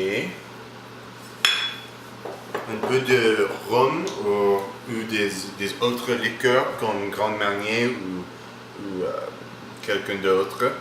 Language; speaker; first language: French; non-native, learner; English